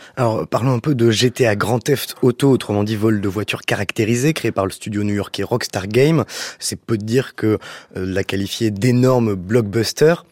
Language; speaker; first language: French; native; French